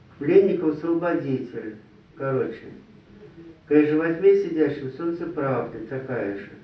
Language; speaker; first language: Russian; native; Russian